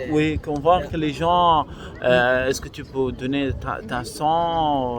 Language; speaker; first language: French; non-native, learner; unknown